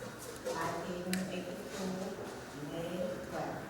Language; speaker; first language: English; non-native, learner; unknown